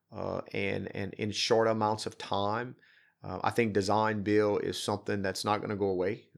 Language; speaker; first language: English; native; English